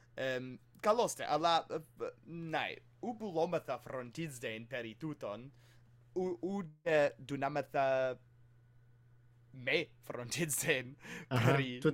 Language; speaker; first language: Greek; non-native, fluent; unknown